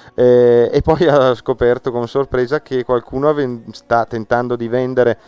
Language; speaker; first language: Italian; native; Italian